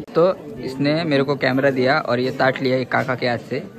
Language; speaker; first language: Hindi; non-native, local second language; Marathi